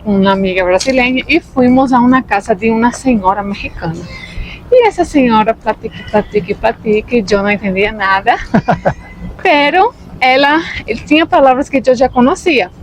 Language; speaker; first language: Spanish; non-native, fluent; Portuguese